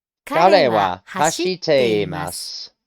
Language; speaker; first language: Japanese; non-native, learner; English